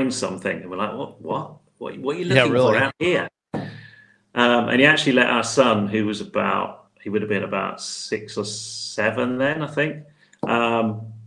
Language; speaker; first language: English; native; English